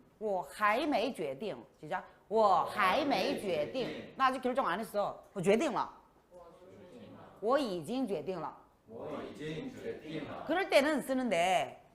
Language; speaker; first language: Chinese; non-native, fluent; Korean